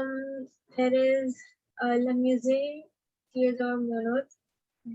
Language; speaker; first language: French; non-native, learner; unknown